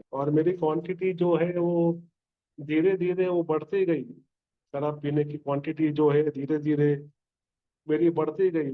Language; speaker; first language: Hindi; native; Hindi